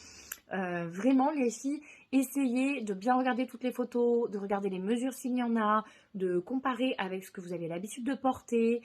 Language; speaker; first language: French; native; French